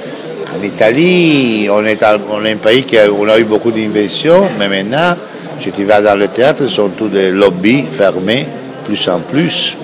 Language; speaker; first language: French; non-native, fluent; Italian